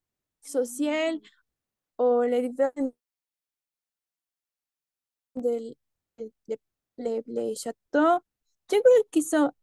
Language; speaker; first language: French; non-native, learner; Spanish